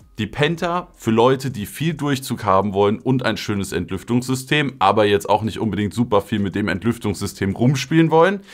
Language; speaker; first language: German; native; German